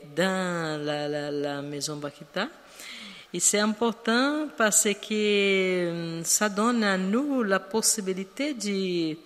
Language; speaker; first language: French; non-native, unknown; Portuguese